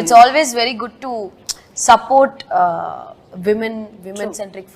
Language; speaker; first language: Telugu; non-native, fluent; Tamil